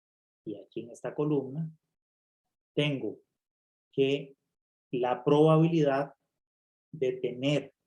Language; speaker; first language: Spanish; native; Spanish